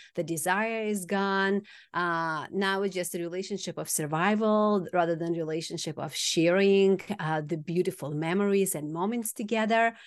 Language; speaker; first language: English; non-native, fluent; Russian